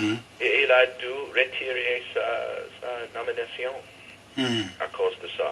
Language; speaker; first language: French; non-native, fluent; English